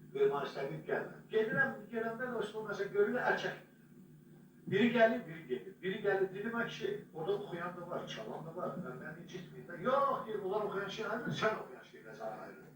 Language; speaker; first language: Azerbaijani; non-native, local second language; Avaric